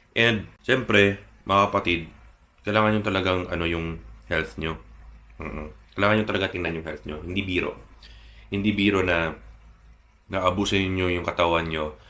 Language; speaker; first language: Filipino; native; Filipino